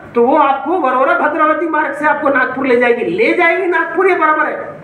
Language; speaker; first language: Hindi; non-native, local second language; Marathi